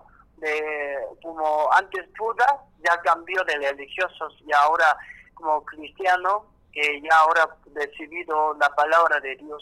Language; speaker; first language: Spanish; non-native, learner; Korean